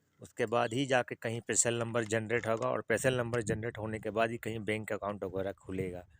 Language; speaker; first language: Hindi; native; Hindi